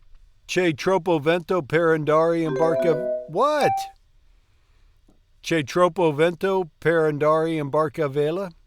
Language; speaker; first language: Italian; non-native, learner; English